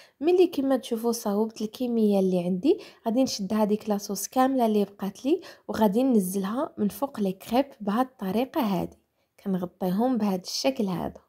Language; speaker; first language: Arabic; native; Arabic